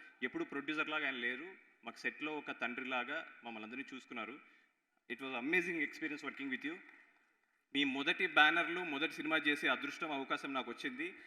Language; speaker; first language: Telugu; native; Telugu